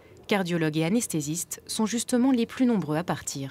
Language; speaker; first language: French; native; French